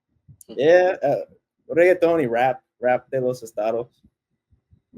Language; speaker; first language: Spanish; early bilingual, heritage; English